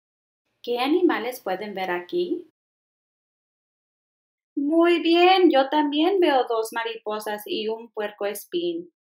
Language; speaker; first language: Spanish; early bilingual, heritage; Spanish